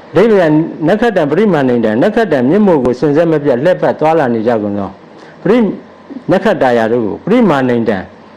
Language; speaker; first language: Burmese; native; Burmese